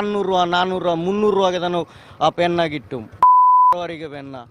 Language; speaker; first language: Malayalam; non-native, learner; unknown